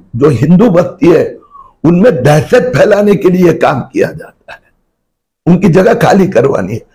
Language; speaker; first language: Hindi; non-native, local second language; Marathi